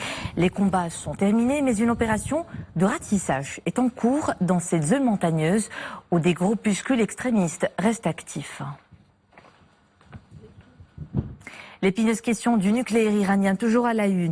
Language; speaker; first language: French; non-native, local second language; Arabic